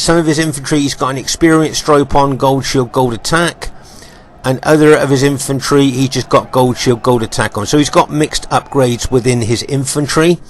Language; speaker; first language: English; native; English